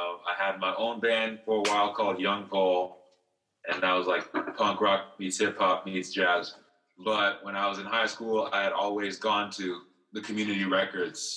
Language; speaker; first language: English; native; English